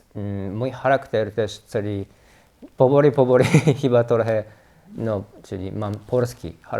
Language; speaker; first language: Polish; non-native, learner; Japanese